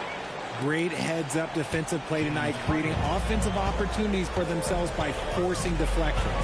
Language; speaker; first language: English; native; English